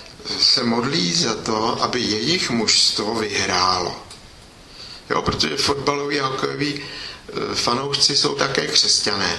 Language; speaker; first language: Czech; native; Czech